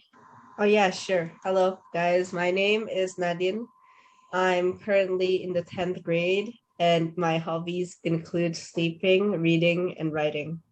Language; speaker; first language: English; non-native, fluent; Indonesian